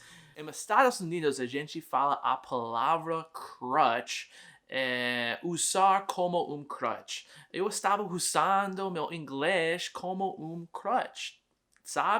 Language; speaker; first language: Portuguese; non-native, learner; English